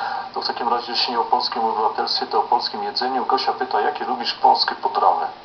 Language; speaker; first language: Polish; native; Polish